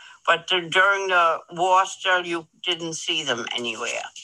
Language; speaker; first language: English; non-native, fluent; German